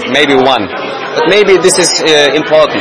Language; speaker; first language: English; non-native, learner; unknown